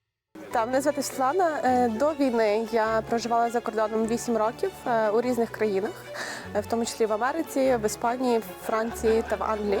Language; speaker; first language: Ukrainian; native; Ukrainian